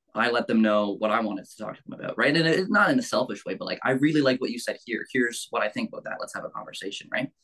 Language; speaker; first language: English; native; English